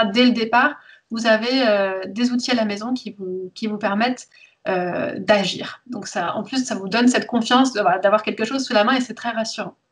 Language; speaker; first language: French; early bilingual, heritage; French